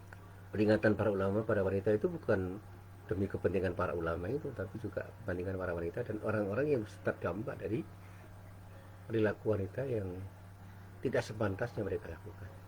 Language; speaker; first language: Indonesian; native; Indonesian